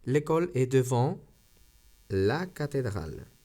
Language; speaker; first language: French; non-native, fluent; Spanish